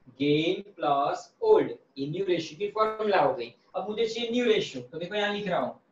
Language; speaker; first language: Hindi; non-native, local second language; Gujarati